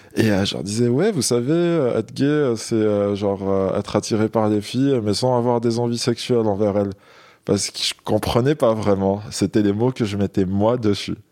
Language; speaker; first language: French; non-native, local second language; Kabyle